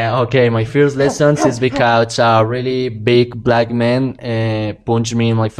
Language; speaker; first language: English; non-native, learner; Spanish